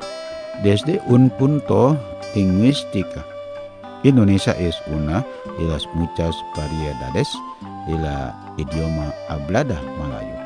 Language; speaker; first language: Spanish; non-native, learner; Indonesian